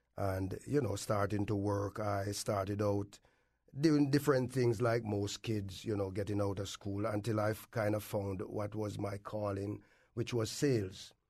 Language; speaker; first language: English; native; English